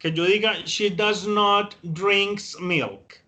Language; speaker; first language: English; non-native, fluent; Spanish